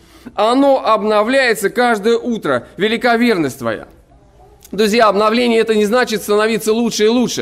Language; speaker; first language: Russian; native; Russian